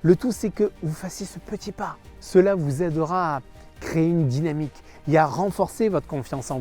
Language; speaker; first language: French; native; French